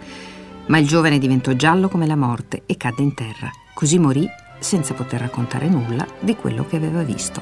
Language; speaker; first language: Italian; native; Italian